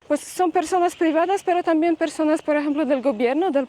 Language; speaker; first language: Spanish; non-native, fluent; Polish